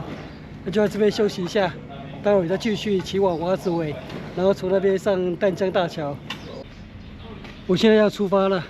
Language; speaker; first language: Chinese; native; Chinese